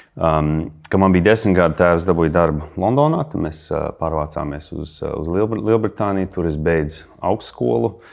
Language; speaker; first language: Latvian; early bilingual, heritage; Latvian